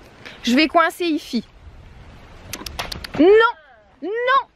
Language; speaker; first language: French; native; French